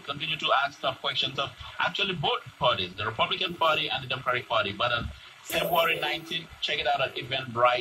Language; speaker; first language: English; native; English